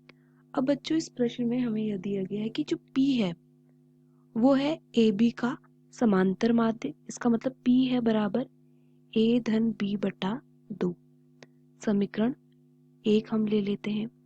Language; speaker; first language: Hindi; native; Hindi